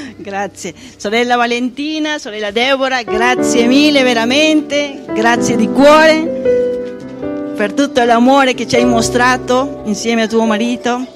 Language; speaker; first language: Italian; non-native, fluent; Spanish